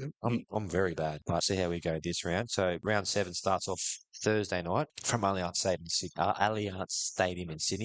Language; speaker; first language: English; native; English